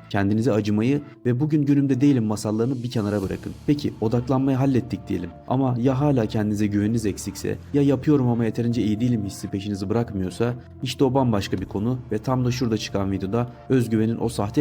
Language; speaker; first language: Turkish; native; Turkish